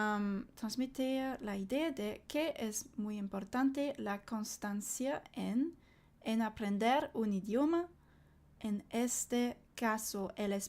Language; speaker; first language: Spanish; non-native, learner; English